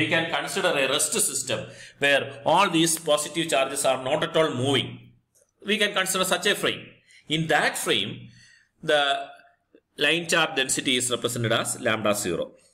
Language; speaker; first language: English; non-native, local second language; Malayalam